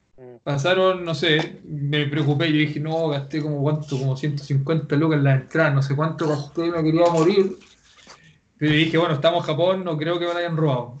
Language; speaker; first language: Spanish; native; Spanish